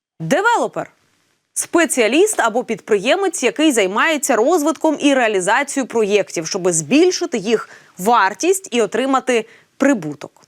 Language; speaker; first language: Ukrainian; native; Ukrainian